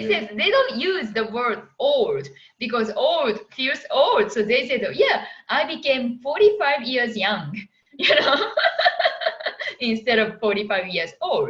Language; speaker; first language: English; non-native, fluent; Japanese